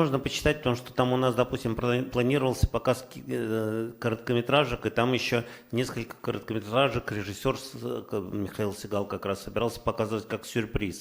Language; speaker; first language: Russian; native; Russian